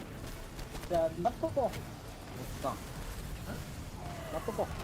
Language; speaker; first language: Japanese; native; Japanese